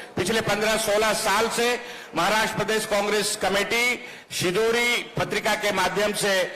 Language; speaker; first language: Hindi; non-native, local second language; Marathi